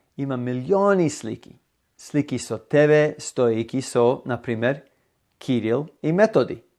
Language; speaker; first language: Macedonian; non-native, fluent; English